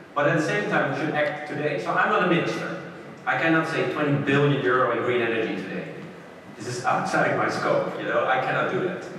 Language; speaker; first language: English; non-native, fluent; Dutch